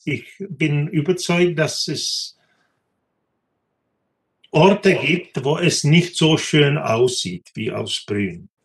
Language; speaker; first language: German; non-native, fluent; Czech